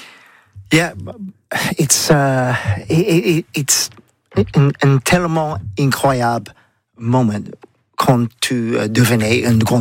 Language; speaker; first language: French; non-native, learner; English